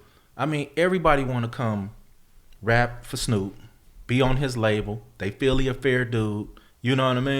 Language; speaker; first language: English; native; English